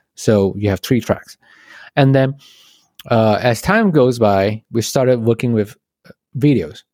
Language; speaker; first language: English; non-native, local second language; Chinese